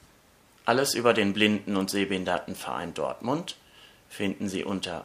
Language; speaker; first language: German; native; German